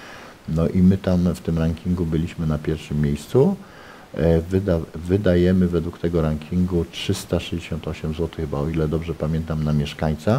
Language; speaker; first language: Polish; native; Polish